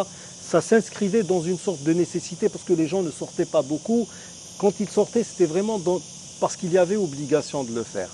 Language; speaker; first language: French; non-native, local second language; Arabic